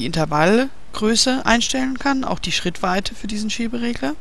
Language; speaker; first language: German; native; German